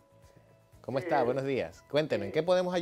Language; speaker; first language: Spanish; native; Spanish